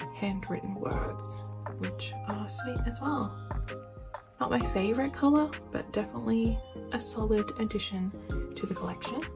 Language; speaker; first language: English; native; English